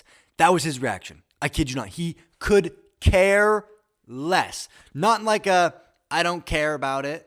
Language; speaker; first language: English; native; English